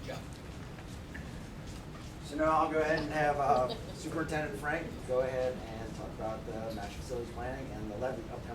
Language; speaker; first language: English; native; English